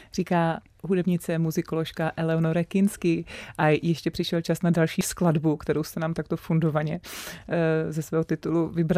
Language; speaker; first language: Czech; native; Czech